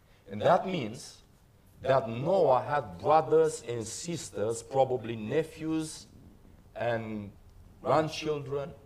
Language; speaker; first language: English; non-native, fluent; Romanian